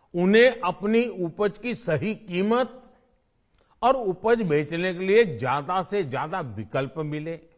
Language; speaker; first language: Hindi; non-native, local second language; Gujarati